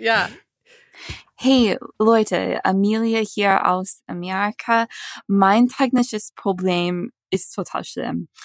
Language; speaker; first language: German; non-native, fluent; English